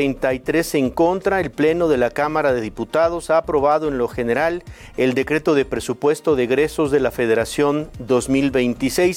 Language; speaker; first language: Spanish; native; Spanish